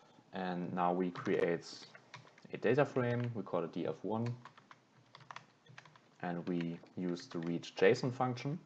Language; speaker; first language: English; non-native, fluent; German